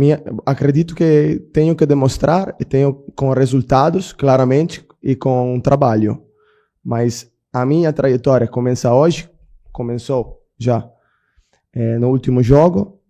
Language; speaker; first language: Portuguese; non-native, fluent; Italian